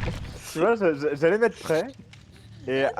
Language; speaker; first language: French; native; French